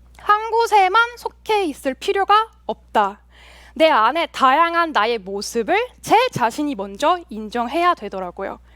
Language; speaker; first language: Korean; early bilingual, heritage; Korean